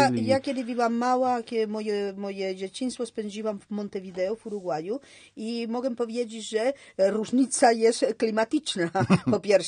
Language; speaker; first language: Polish; non-native, learner; Spanish